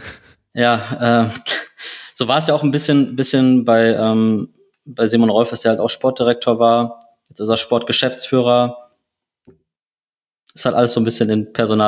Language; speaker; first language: German; native; German